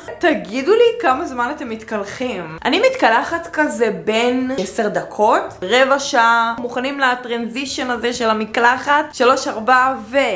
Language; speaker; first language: Hebrew; native; Hebrew